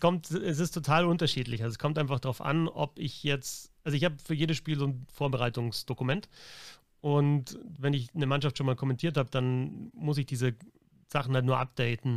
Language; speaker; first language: German; native; German